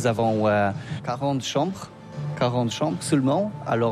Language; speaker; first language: French; non-native, learner; Polish